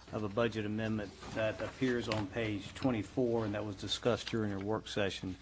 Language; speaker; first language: English; native; English